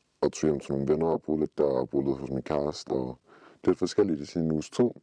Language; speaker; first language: Danish; early bilingual, other home language; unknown